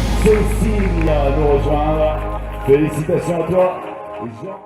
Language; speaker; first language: French; native; French